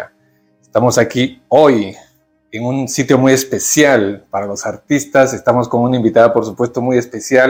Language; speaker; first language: Spanish; native; Spanish